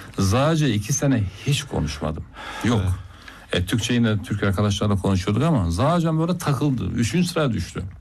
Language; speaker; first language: Turkish; non-native, local second language; Zaza